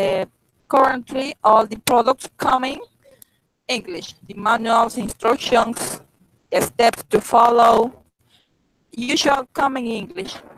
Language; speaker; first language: English; non-native, learner; Spanish